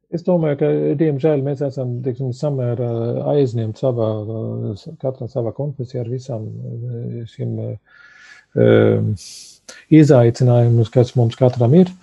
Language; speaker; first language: Latvian; early bilingual, heritage; Latvian